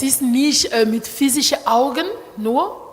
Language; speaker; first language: German; non-native, learner; Lingala